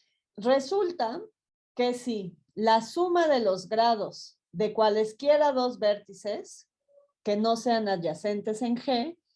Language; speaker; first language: Spanish; native; Spanish